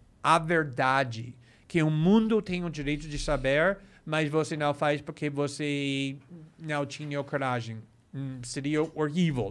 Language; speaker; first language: Portuguese; non-native, fluent; English